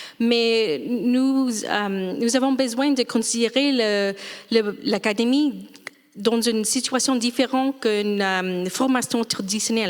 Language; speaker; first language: French; non-native, fluent; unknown